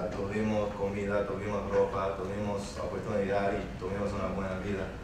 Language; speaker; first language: Spanish; early bilingual, other home language; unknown